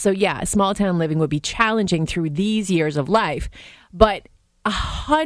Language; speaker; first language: English; native; English